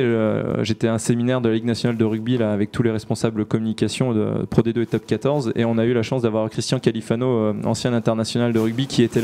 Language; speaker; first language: French; native; French